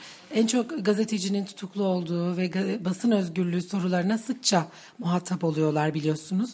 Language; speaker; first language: Turkish; native; Turkish